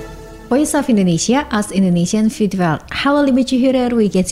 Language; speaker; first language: German; non-native, fluent; Indonesian